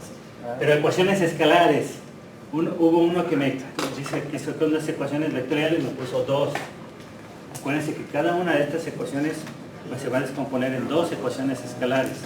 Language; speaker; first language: Spanish; native; Spanish